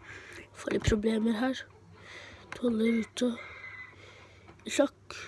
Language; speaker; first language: Norwegian; early bilingual, other home language; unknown